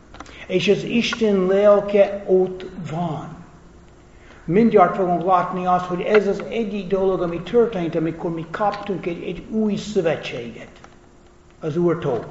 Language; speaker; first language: Hungarian; non-native, fluent; English